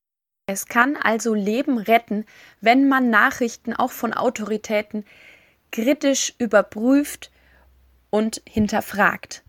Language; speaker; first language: German; native; German